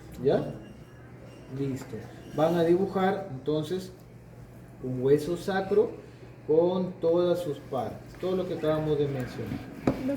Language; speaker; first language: Spanish; native; Spanish